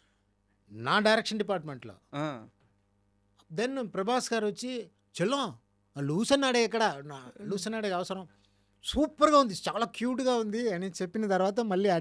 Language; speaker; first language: Telugu; non-native, learner; Tamil